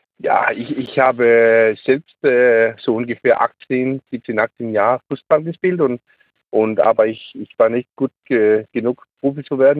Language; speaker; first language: German; non-native, learner; Danish